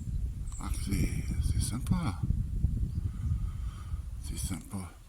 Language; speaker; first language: French; native; French